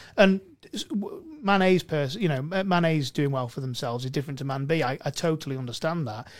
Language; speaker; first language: English; native; English